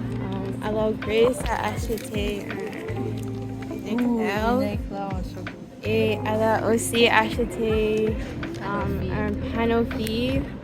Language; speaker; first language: French; non-native, learner; English